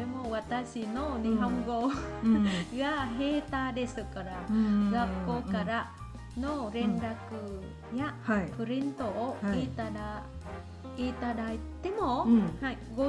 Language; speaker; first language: Japanese; non-native, learner; Vietnamese